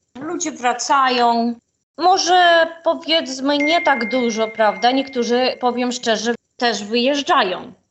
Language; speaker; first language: Polish; non-native, fluent; Ukrainian